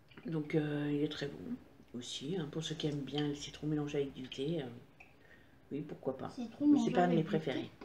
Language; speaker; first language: French; native; French